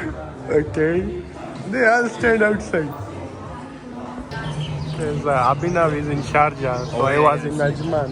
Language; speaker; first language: English; non-native, learner; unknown